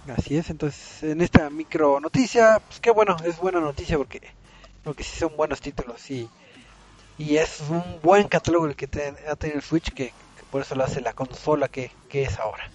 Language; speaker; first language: Spanish; native; Spanish